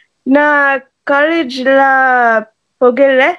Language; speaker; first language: Tamil; non-native, learner; English